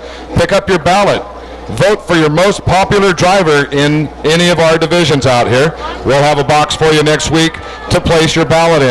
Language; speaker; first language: English; native; English